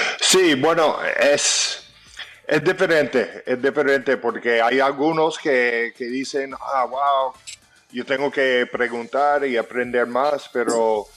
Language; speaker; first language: Spanish; early bilingual, heritage; English